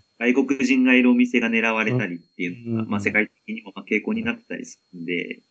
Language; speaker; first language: Japanese; native; Japanese